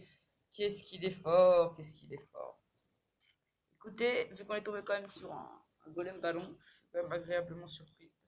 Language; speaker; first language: French; native; French